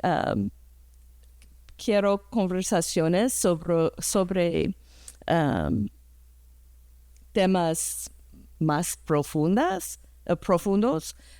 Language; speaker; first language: Spanish; early bilingual, heritage; English